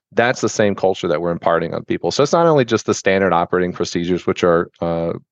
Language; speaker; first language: English; native; English